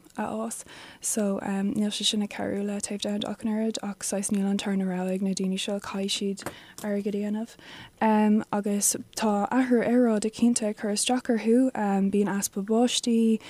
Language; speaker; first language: Irish; non-native, local second language; English